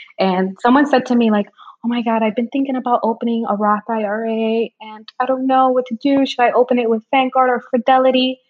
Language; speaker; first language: English; early bilingual, other home language; Spanish